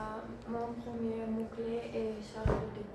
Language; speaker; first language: French; non-native, learner; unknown